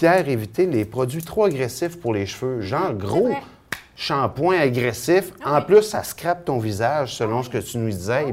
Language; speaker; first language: French; native; French